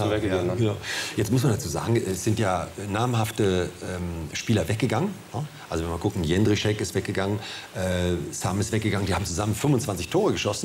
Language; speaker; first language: German; native; German